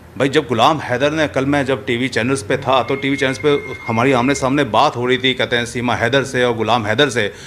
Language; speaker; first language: Hindi; native; Hindi